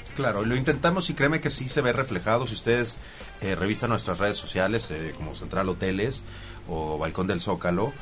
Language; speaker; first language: Spanish; native; Spanish